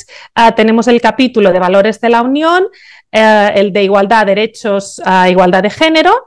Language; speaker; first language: Spanish; native; Spanish